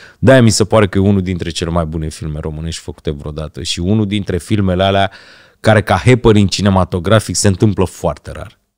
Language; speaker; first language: Romanian; native; Romanian